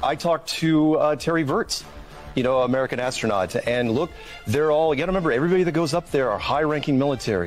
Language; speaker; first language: English; native; English